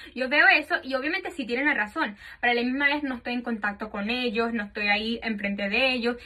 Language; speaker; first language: Spanish; early bilingual, heritage; Spanish